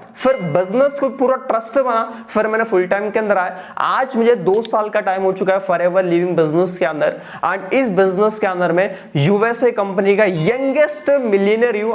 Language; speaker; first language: Hindi; non-native, local second language; Telugu